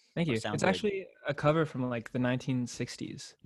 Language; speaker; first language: English; native; English